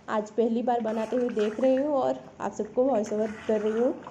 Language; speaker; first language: Hindi; non-native, local second language; Odia